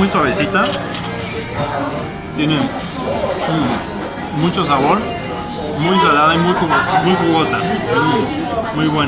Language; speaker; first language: Spanish; native; Spanish